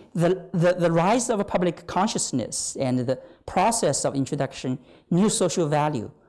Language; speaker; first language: English; non-native, fluent; Chinese